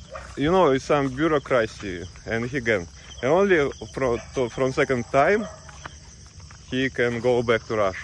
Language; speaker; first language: English; non-native, learner; Russian